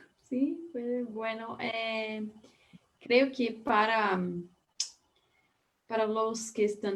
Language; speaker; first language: Spanish; non-native, learner; Portuguese